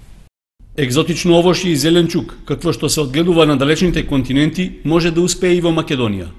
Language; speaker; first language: Macedonian; native; Macedonian